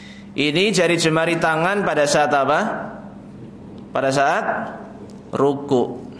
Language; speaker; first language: Indonesian; native; Indonesian